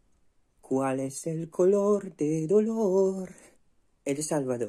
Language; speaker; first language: Spanish; non-native, learner; Polish